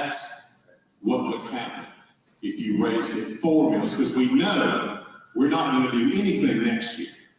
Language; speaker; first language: English; native; English